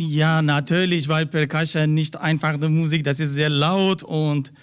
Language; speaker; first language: German; non-native, learner; Persian